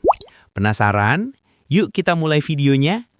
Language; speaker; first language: Indonesian; native; Indonesian